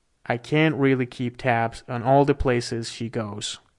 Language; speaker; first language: English; non-native, fluent; Persian